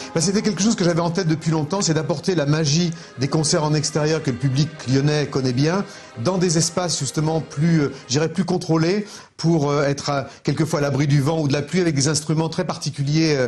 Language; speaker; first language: French; native; French